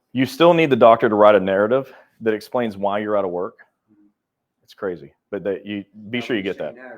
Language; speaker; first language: English; native; English